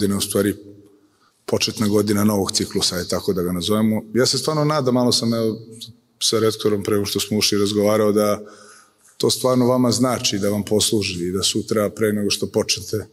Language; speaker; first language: Serbian; native; Serbian